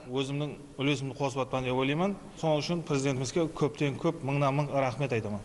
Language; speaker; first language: Uzbek; non-native, local second language; Kara-Kalpak